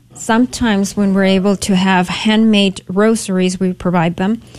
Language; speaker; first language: English; non-native, fluent; Spanish